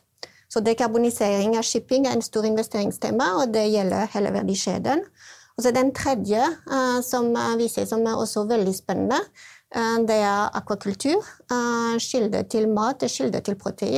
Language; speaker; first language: Norwegian; non-native, fluent; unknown